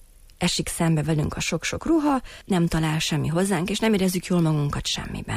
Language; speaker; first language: Hungarian; native; Hungarian